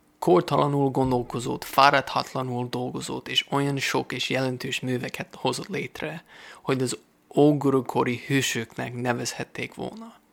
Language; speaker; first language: Hungarian; non-native, fluent; English